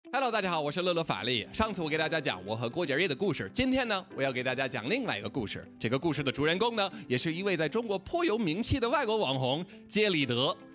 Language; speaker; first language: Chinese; non-native, fluent; English